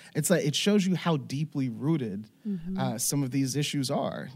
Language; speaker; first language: English; native; English